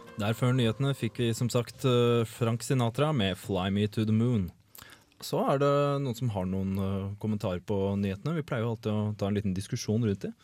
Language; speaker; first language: Norwegian; native; Norwegian